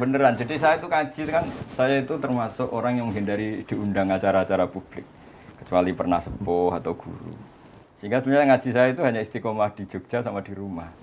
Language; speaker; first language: Indonesian; non-native, local second language; Javanese